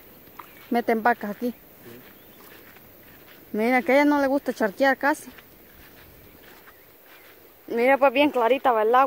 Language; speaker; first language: Spanish; native; Spanish